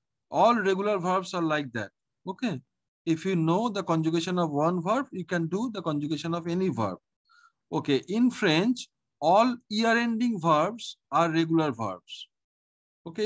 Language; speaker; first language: English; non-native, local second language; Bangla